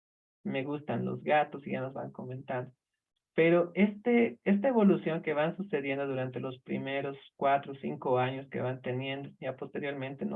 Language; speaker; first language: Spanish; native; Spanish